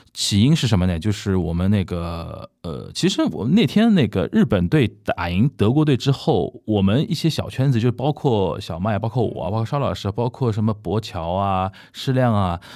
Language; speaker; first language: Chinese; native; Chinese